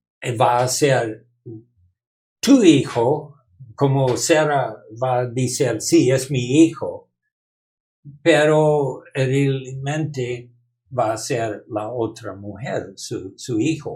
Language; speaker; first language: Spanish; non-native, learner; English